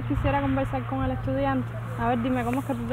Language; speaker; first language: Spanish; native; Spanish